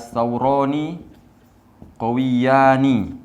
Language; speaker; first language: Arabic; non-native, fluent; Indonesian